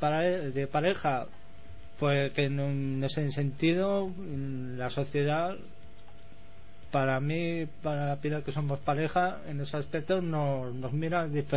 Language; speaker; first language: Catalan; native; Catalan